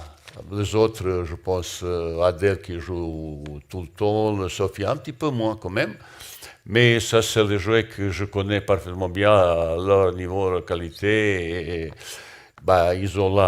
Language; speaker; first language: French; non-native, learner; Bosnian